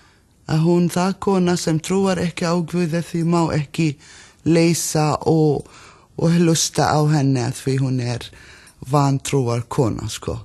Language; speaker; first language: Icelandic; non-native, learner; Arabic